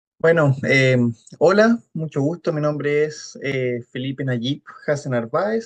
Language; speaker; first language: Spanish; native; Spanish